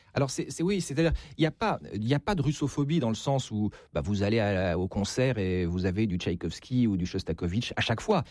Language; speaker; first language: French; native; French